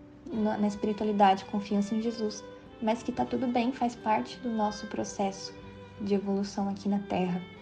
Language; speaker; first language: Portuguese; native; Portuguese